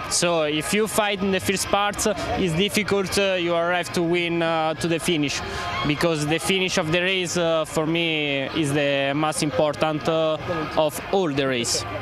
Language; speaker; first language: English; non-native, learner; Italian